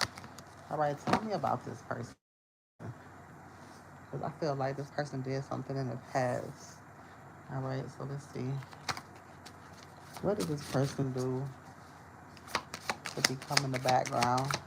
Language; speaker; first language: English; native; English